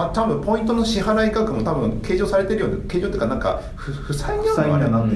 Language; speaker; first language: Japanese; native; Japanese